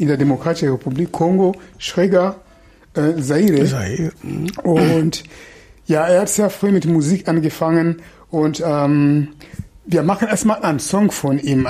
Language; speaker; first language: German; non-native, fluent; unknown